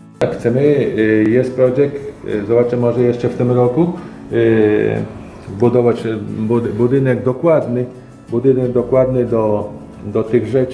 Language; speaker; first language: Polish; early bilingual, heritage; Polish